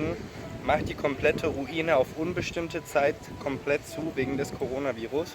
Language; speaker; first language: German; native; German